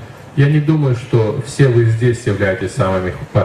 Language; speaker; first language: Russian; native; Russian